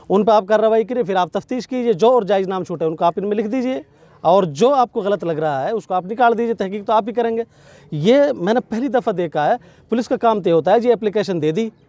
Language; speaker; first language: Hindi; native; Hindi